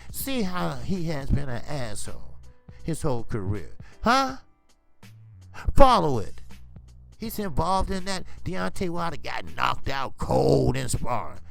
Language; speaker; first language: English; native; English